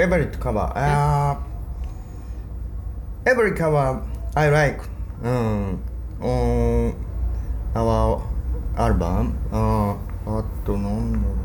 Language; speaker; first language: English; non-native, learner; Japanese